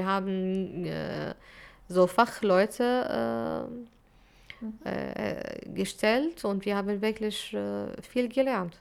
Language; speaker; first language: German; non-native, fluent; Arabic